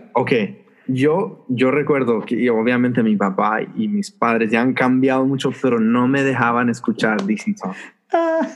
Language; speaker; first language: Spanish; early bilingual, heritage; Spanish